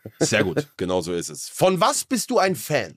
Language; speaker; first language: German; native; German